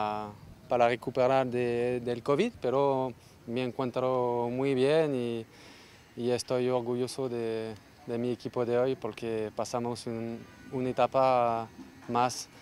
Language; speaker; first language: Spanish; non-native, learner; French